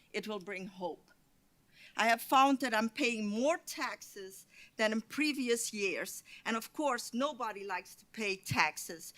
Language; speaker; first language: English; non-native, fluent; Dutch